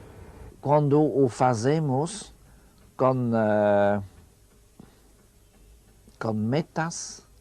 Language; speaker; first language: Portuguese; non-native, fluent; French